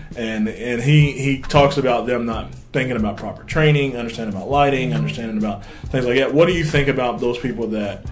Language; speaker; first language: English; native; English